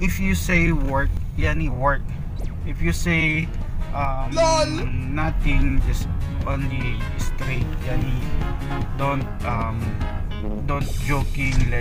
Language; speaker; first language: English; non-native, learner; Filipino